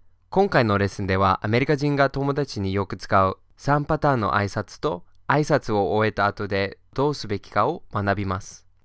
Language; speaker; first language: Japanese; non-native, fluent; English